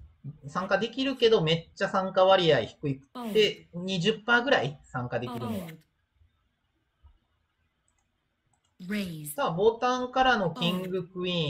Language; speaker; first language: Japanese; native; Japanese